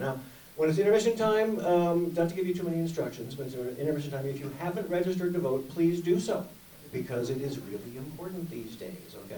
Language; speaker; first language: English; native; English